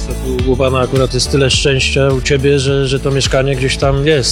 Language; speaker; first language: Polish; native; Polish